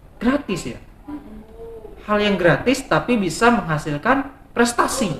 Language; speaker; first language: Indonesian; native; Indonesian